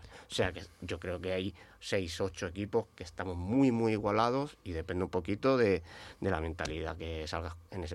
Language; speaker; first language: Spanish; native; Spanish